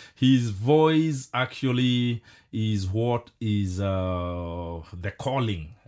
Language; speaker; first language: English; non-native, local second language; Kikuyu